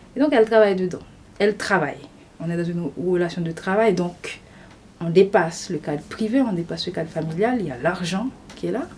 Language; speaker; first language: French; non-native, local second language; Haitian Creole